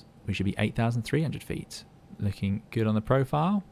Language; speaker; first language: English; native; English